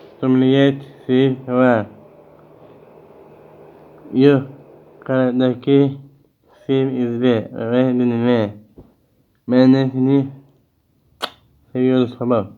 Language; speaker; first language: Turkish; early bilingual, heritage; Turkish